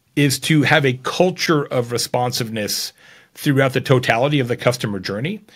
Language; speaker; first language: English; native; English